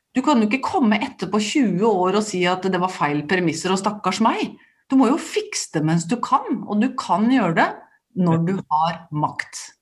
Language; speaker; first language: Norwegian; native; Norwegian